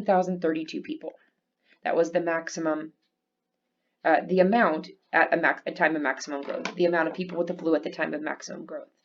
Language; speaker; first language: English; native; English